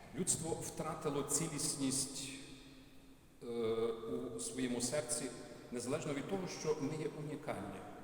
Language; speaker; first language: Ukrainian; native; Ukrainian